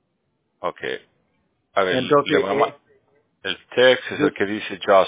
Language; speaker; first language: Spanish; native; Spanish